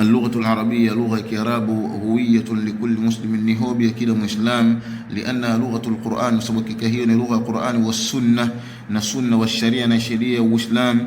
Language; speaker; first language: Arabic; non-native, fluent; Swahili